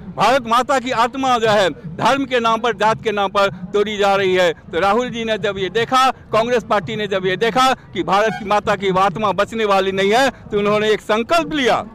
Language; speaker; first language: Hindi; native; Hindi